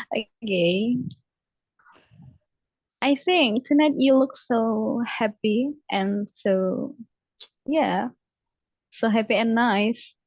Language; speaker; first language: English; non-native, fluent; Javanese